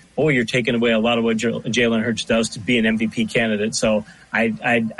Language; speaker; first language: English; native; English